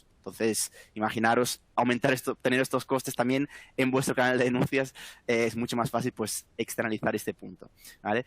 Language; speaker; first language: Spanish; native; Spanish